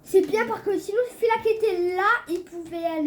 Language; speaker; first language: French; native; French